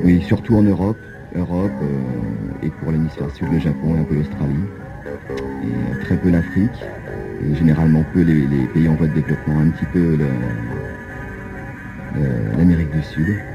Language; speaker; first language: French; native; French